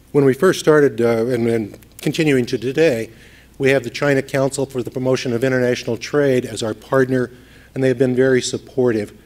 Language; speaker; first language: English; native; English